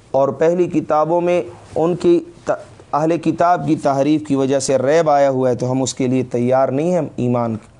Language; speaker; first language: Urdu; non-native, local second language; Pashto